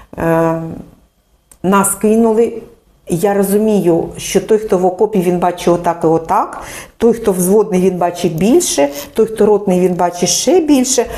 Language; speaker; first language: Ukrainian; non-native, local second language; Russian